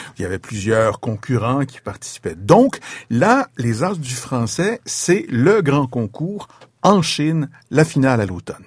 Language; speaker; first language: French; native; French